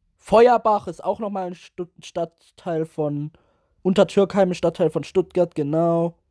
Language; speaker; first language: German; native; German